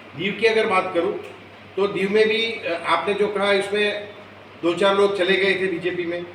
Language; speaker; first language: Hindi; non-native, local second language; Gujarati